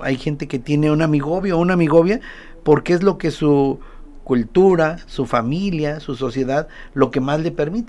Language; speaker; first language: Spanish; native; Spanish